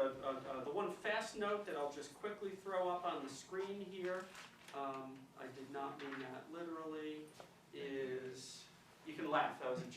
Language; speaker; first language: English; native; English